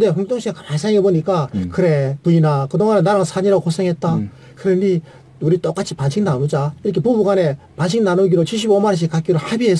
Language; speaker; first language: Korean; native; Korean